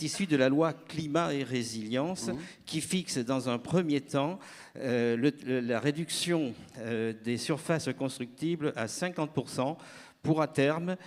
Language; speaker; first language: French; native; French